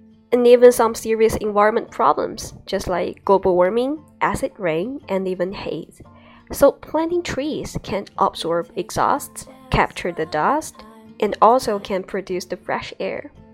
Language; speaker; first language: English; non-native, fluent; Chinese